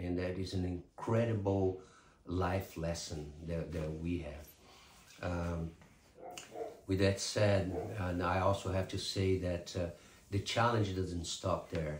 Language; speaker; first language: English; non-native, fluent; Portuguese